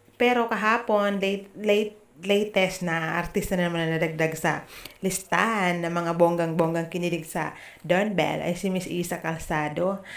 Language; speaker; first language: Filipino; native; Filipino